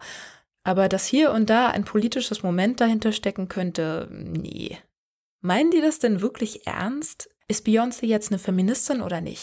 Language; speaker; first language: German; native; German